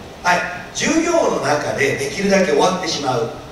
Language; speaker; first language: Japanese; native; Japanese